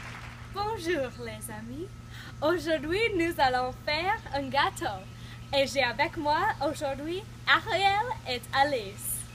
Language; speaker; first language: French; non-native, learner; English